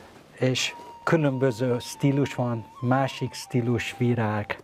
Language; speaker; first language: Hungarian; non-native, learner; Persian